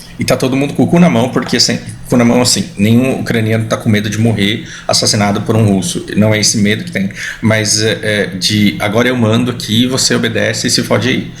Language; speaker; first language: Portuguese; native; Portuguese